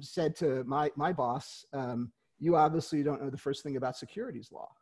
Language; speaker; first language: English; native; English